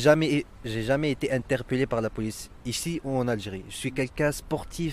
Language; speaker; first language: French; non-native, local second language; Arabic